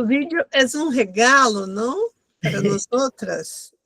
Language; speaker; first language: Spanish; non-native, learner; Portuguese